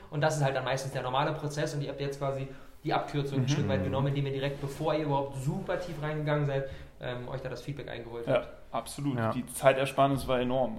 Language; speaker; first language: German; native; German